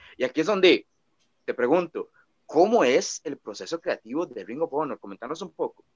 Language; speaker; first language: Spanish; native; Spanish